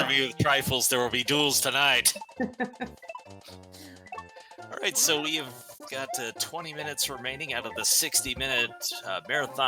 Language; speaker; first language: English; native; English